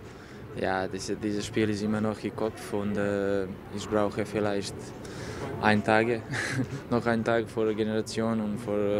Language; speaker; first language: German; non-native, learner; Serbian